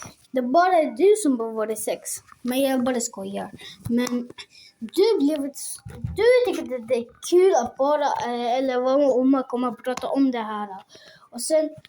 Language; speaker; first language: Swedish; non-native, local second language; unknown